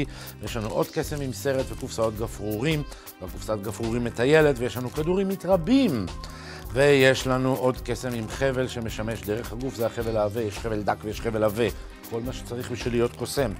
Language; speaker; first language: Hebrew; native; Hebrew